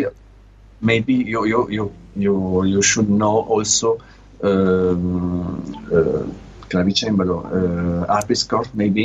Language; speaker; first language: English; non-native, learner; Italian